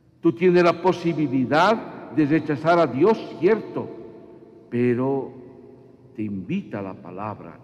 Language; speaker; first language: Spanish; native; Spanish